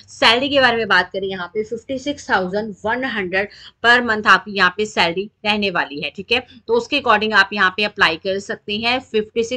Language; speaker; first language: Hindi; native; Hindi